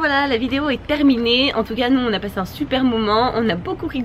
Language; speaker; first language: French; native; French